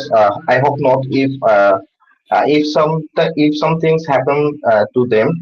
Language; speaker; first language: English; non-native, learner; Bangla